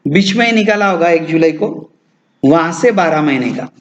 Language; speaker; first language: Hindi; non-native, local second language; Marathi